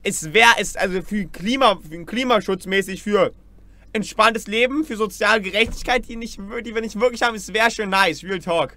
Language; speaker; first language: German; native; German